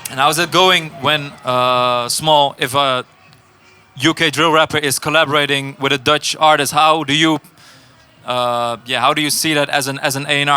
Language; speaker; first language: English; non-native, fluent; Dutch